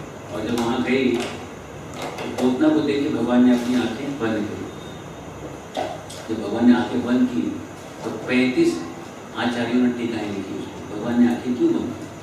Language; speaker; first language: Hindi; native; Hindi